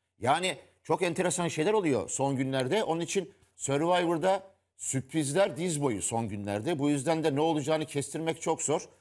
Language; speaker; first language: Turkish; native; Turkish